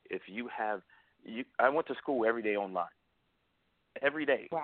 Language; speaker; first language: English; native; English